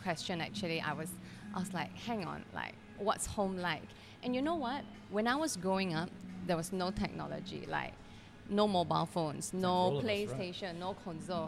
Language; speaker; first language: English; non-native, local second language; Cantonese